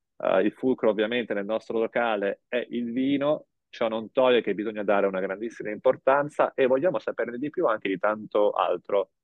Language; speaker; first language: Italian; native; Italian